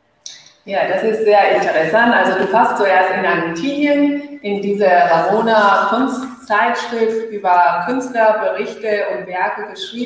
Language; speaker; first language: German; non-native, fluent; Spanish